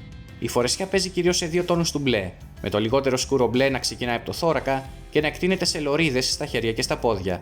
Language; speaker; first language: Greek; native; Greek